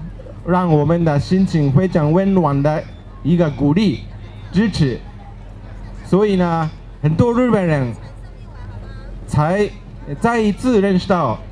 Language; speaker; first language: Chinese; non-native, fluent; Japanese